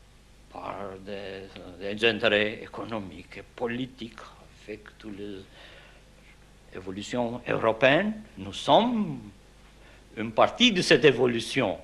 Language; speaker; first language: French; non-native, fluent; Albanian